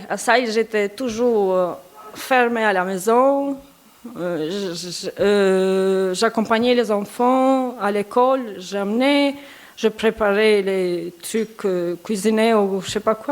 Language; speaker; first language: French; non-native, learner; Albanian